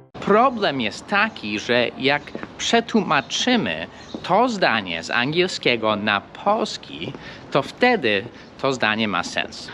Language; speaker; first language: Polish; non-native, fluent; English